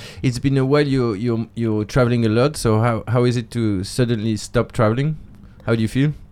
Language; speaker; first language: English; non-native, fluent; French